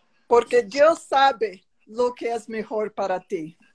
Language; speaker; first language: Spanish; non-native, fluent; Portuguese